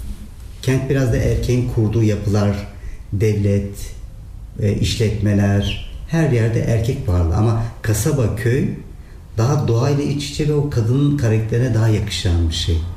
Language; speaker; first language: Turkish; native; Turkish